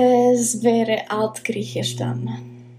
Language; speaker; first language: German; non-native, fluent; Czech